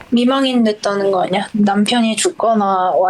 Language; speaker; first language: Korean; native; Korean